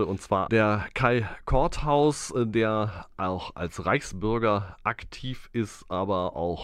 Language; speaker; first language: German; native; German